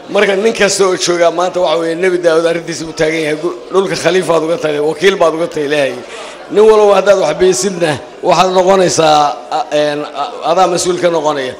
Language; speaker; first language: Somali; non-native, local second language; Maay